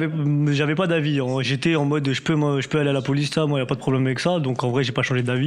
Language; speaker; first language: French; native; French